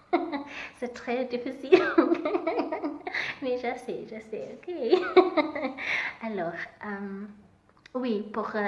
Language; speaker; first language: French; non-native, learner; Southern Sotho